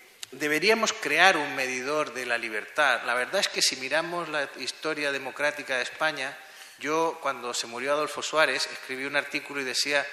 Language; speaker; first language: Spanish; native; Spanish